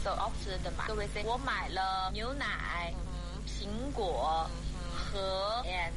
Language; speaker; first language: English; non-native, fluent; Chinese